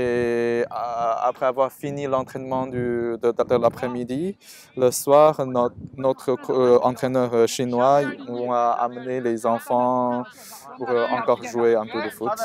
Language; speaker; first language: French; non-native, fluent; Chinese